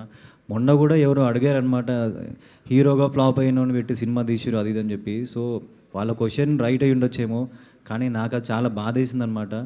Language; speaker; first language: Telugu; native; Telugu